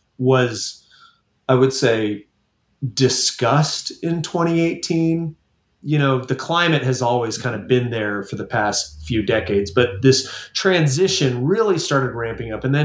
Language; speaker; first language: English; native; English